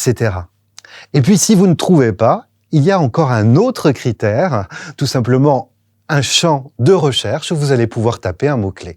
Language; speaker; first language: French; native; French